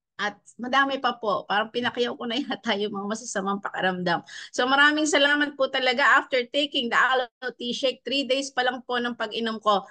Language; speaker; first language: Filipino; native; Filipino